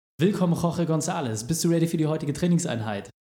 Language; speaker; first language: German; native; German